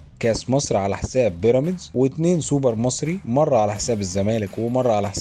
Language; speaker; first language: Arabic; native; Arabic